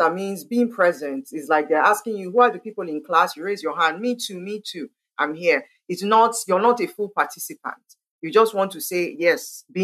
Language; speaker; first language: English; non-native, local second language; Igbo